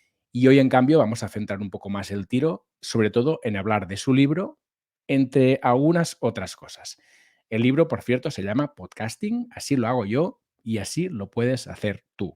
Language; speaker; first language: Spanish; native; Spanish